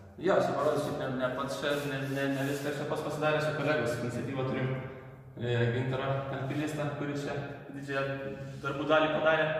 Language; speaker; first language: Lithuanian; native; Lithuanian